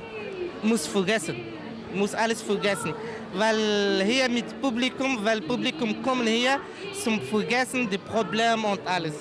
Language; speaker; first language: German; non-native, learner; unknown